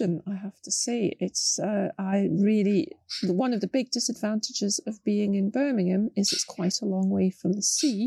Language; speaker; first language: English; native; English